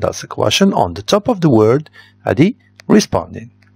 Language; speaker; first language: English; non-native, fluent; Arabic